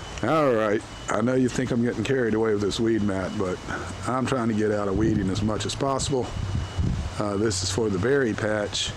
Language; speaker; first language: English; native; English